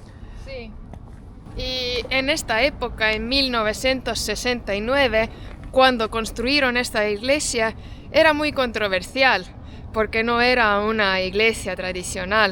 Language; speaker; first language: Spanish; non-native, fluent; Estonian